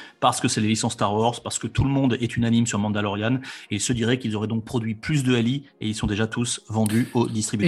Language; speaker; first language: French; native; French